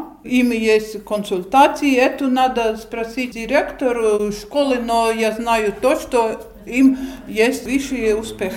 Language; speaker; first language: Russian; non-native, local second language; Latvian